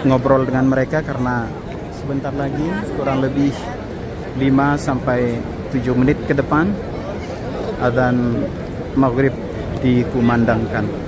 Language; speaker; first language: Indonesian; native; Indonesian